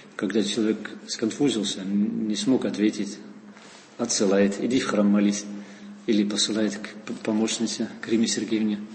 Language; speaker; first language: Russian; non-native, fluent; Dutch